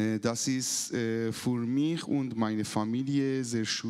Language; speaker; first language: German; non-native, learner; Persian